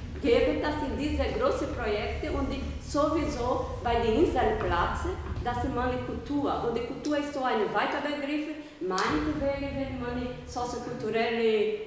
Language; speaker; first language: German; non-native, learner; Portuguese